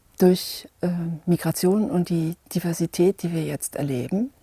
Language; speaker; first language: German; native; German